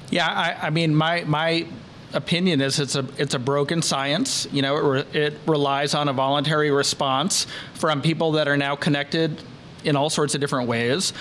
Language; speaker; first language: English; native; English